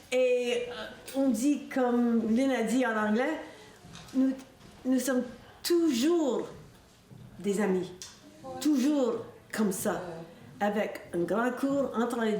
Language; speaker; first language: French; non-native, learner; English